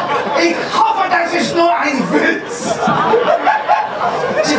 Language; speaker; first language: German; non-native, fluent; English